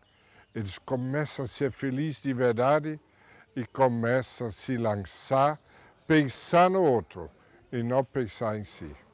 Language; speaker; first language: Portuguese; non-native, fluent; German